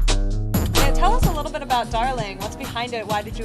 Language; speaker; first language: English; native; English